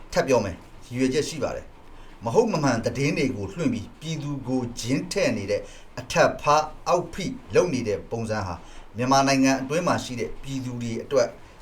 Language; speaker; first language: Burmese; native; Burmese